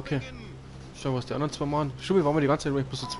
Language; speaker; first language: German; native; German